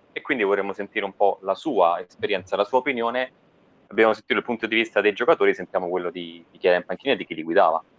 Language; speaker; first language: Italian; native; Italian